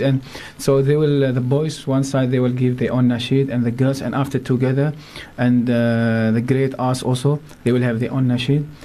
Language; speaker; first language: English; non-native, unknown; Arabic